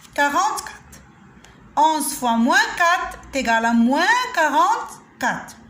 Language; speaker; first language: French; non-native, local second language; Arabic